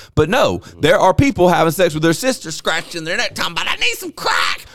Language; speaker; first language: English; native; English